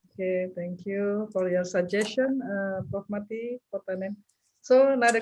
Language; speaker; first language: English; non-native, local second language; Indonesian